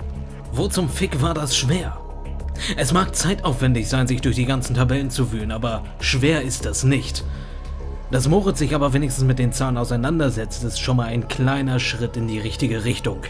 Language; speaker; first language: German; native; German